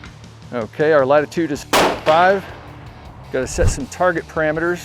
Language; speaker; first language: English; native; English